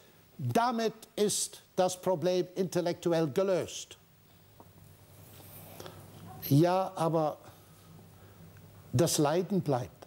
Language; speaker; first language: German; non-native, fluent; English